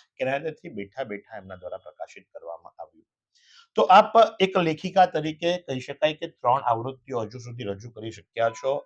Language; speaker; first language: Gujarati; native; Gujarati